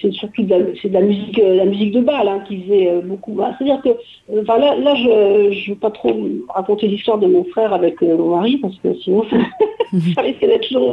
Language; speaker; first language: French; native; French